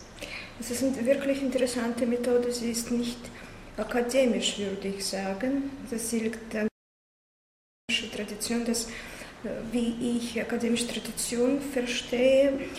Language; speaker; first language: German; non-native, learner; Russian